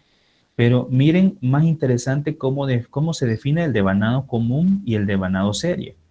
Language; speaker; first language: Spanish; native; Spanish